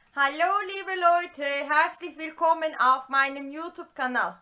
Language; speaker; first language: German; non-native, fluent; Turkish